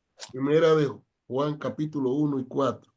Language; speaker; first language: Spanish; non-native, fluent; English